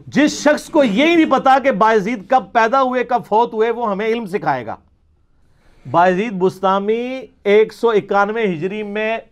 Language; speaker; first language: Urdu; non-native, local second language; Punjabi